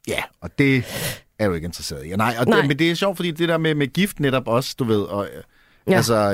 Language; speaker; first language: Danish; native; Danish